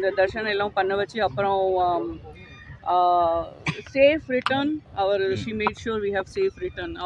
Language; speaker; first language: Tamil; non-native, local second language; Gujarati